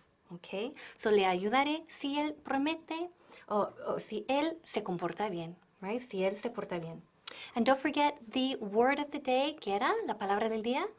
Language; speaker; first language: Spanish; non-native, fluent; English